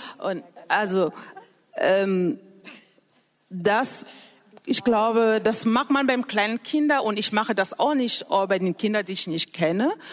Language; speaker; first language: German; non-native, fluent; French